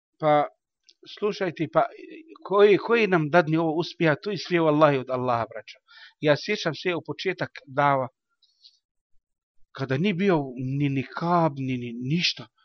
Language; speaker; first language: Bosnian; non-native, learner; Arabic